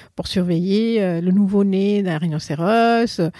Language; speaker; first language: French; non-native, fluent; Assamese